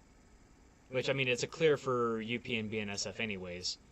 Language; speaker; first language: English; native; English